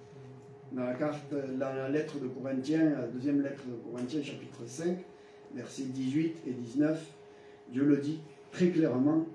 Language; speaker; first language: French; native; French